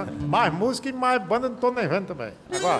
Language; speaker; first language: Portuguese; native; Portuguese